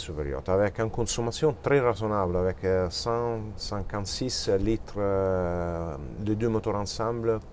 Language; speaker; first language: French; non-native, fluent; Italian